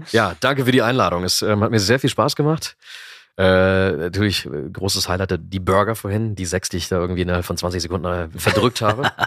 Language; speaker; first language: German; native; German